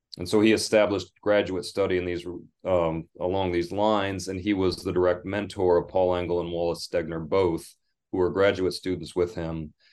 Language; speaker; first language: English; native; English